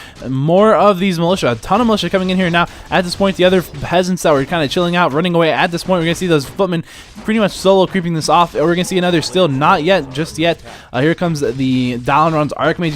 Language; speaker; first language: English; native; English